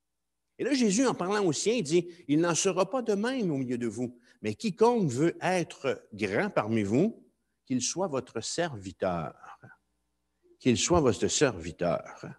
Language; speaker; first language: French; native; French